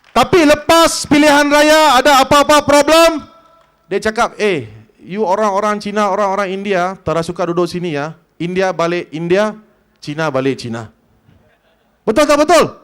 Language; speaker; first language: Malay; non-native, local second language; Tamil